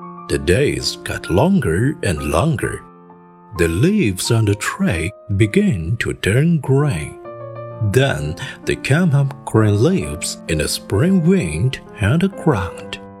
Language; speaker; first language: English; non-native, fluent; Chinese